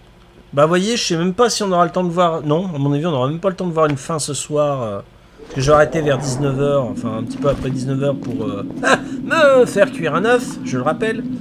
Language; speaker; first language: French; native; French